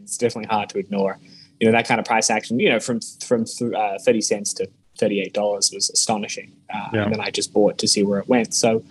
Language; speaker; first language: English; native; English